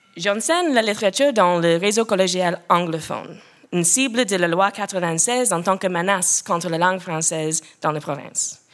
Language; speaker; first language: French; non-native, local second language; English